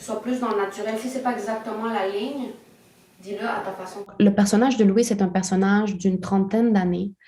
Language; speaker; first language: French; native; French